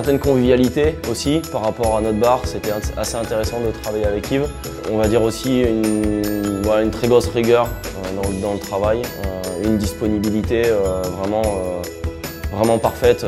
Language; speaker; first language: French; native; French